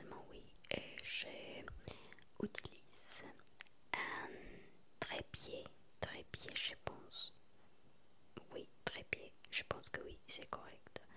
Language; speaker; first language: French; non-native, learner; Spanish